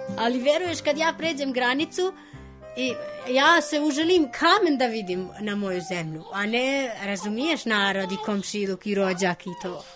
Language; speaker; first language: Serbian; non-native, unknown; Albanian